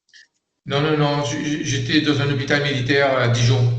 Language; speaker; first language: French; native; French